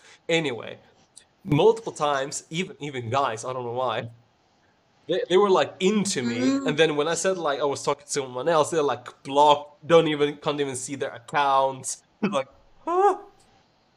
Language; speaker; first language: English; non-native, fluent; Swedish